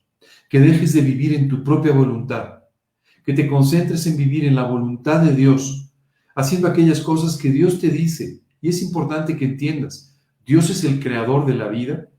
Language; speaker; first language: Spanish; native; Spanish